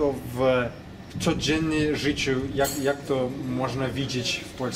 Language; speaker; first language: Polish; non-native, learner; Kazakh